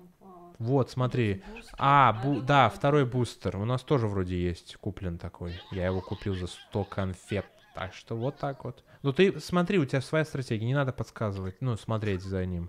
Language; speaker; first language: Russian; native; Russian